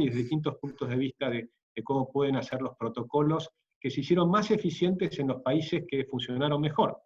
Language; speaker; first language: Spanish; native; Spanish